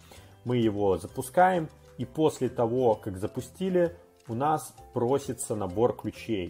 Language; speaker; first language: Russian; native; Russian